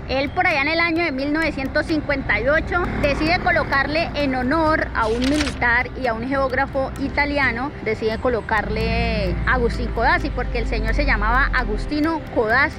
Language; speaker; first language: Spanish; native; Spanish